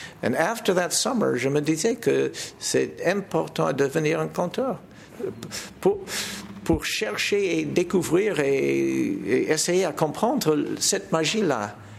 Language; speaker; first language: French; non-native, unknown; English